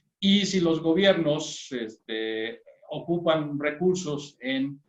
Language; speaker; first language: Spanish; native; Spanish